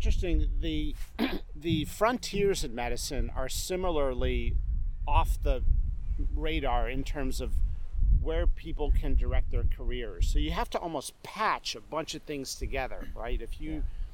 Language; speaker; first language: English; native; English